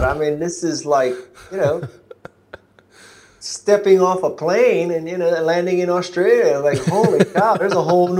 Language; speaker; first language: English; native; English